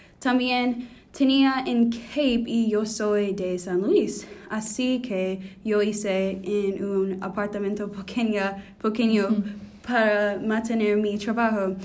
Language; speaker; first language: Spanish; non-native, learner; English